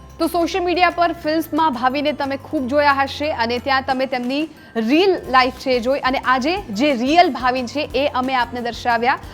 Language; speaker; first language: Gujarati; native; Gujarati